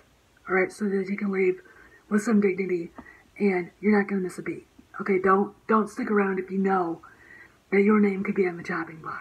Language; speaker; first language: English; native; English